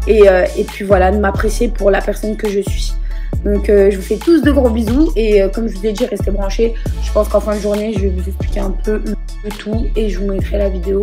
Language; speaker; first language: French; native; French